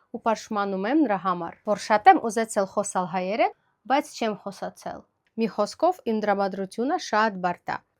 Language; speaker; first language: Armenian; early bilingual, heritage; Russian